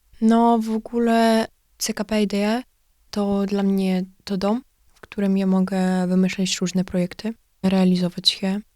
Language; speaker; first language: Polish; non-native, learner; Ukrainian